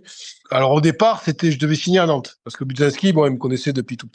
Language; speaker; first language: French; native; French